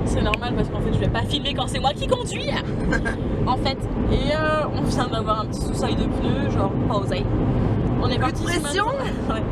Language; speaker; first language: French; native; French